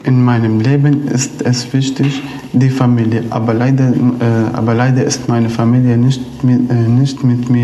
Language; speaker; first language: German; non-native, learner; Arabic